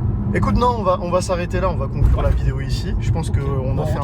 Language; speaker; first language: French; native; French